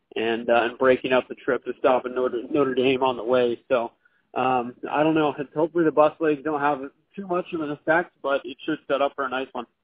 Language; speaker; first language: English; native; English